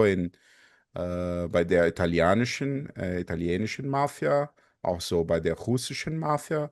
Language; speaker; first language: German; non-native, fluent; Portuguese